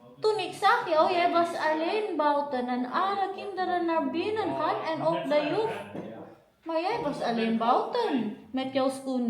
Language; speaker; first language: Dutch; non-native, learner; Filipino